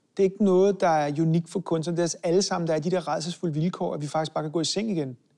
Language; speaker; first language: Danish; early bilingual, other home language; Hebrew